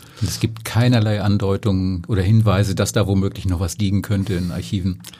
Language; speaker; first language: German; native; German